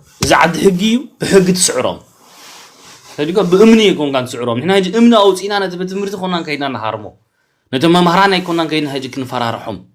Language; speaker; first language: Tigrinya; early bilingual, heritage; Tigrinya